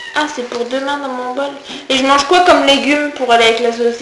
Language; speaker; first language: French; native; French